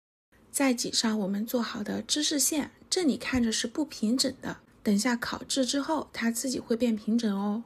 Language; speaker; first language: Chinese; native; Chinese